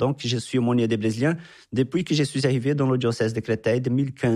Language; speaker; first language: French; non-native, fluent; Portuguese